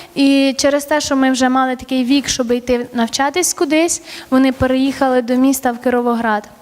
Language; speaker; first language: Ukrainian; early bilingual, other home language; Armenian